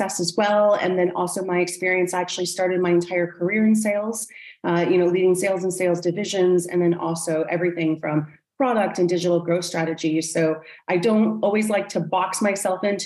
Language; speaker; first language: English; native; English